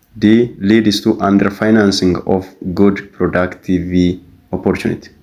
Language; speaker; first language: English; non-native, local second language; Amharic